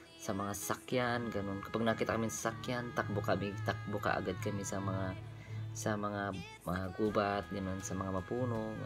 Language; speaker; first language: Filipino; non-native, local second language; Iloko